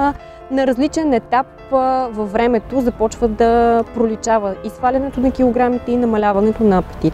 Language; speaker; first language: Bulgarian; native; Bulgarian